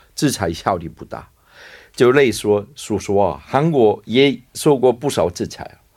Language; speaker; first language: Chinese; non-native, fluent; Korean